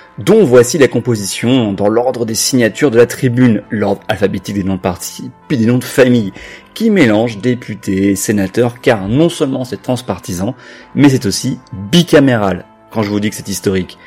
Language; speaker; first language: French; native; French